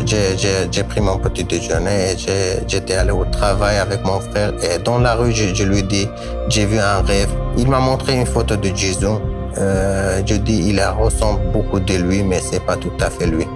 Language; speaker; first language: French; non-native, learner; Kurdish